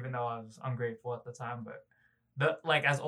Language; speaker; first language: English; early bilingual, other home language; Cebuano